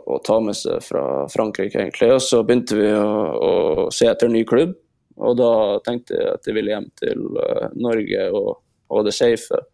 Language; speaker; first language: Norwegian; native; Norwegian